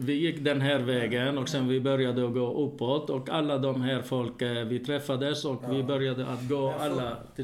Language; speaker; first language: Swedish; non-native, fluent; Arabic